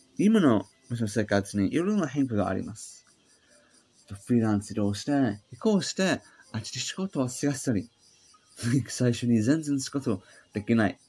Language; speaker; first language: Japanese; non-native, learner; English